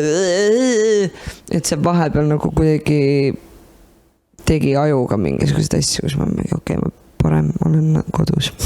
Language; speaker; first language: Estonian; native; Estonian